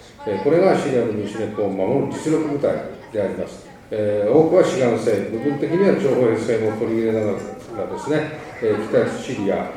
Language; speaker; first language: Japanese; native; Japanese